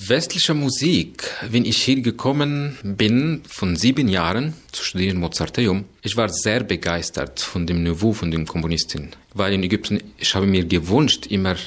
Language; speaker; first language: German; non-native, learner; Arabic